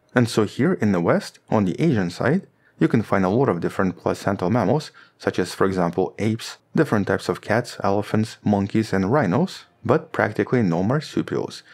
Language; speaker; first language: English; non-native, fluent; Russian